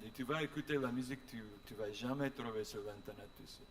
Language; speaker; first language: French; non-native, learner; English